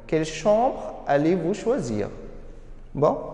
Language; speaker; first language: French; non-native, fluent; Arabic